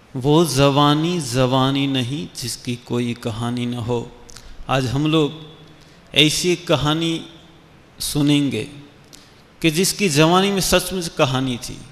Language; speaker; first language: Hindi; non-native, local second language; Bangla